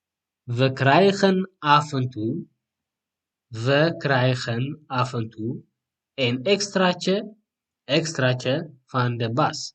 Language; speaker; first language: Dutch; non-native, fluent; Tigrinya